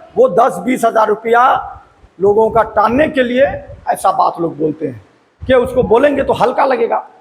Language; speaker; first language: Hindi; native; Hindi